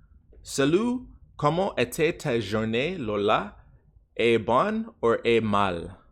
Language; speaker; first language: French; non-native, learner; English